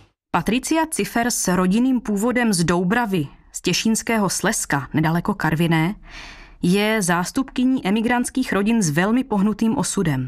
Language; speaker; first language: Czech; native; Czech